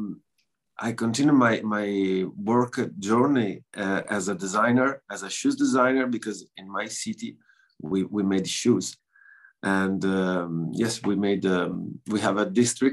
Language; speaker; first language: English; non-native, learner; Italian